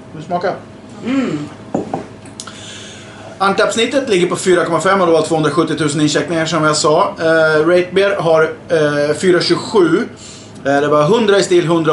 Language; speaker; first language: Swedish; native; Swedish